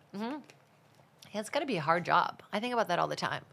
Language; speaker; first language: English; non-native, fluent; Portuguese